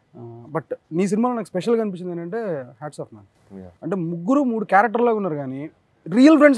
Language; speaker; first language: Telugu; native; Telugu